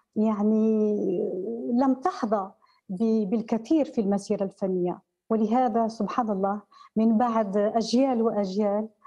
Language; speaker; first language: Arabic; native; Arabic